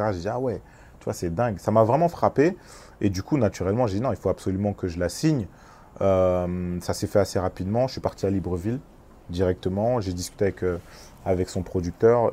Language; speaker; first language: French; early bilingual, other home language; Lingala